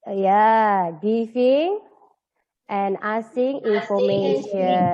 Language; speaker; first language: English; non-native, learner; Indonesian